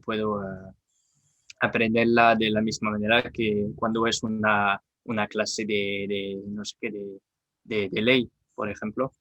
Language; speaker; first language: Spanish; non-native, learner; French